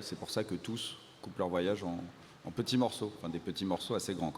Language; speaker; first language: French; native; French